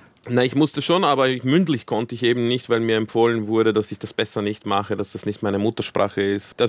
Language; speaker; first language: German; early bilingual, other home language; Croatian